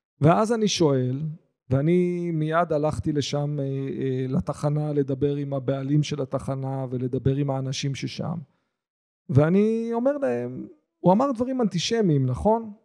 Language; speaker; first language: Hebrew; native; Hebrew